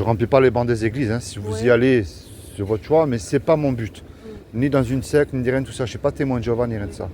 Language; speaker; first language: French; native; French